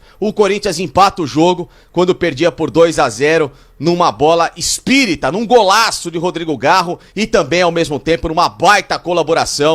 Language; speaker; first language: Portuguese; native; Portuguese